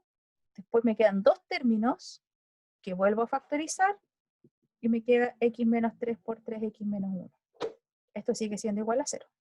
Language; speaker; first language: Spanish; native; Spanish